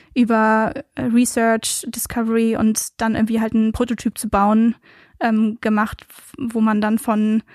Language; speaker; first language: German; native; German